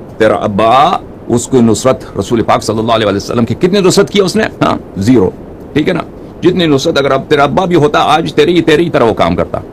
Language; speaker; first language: Urdu; non-native, fluent; Persian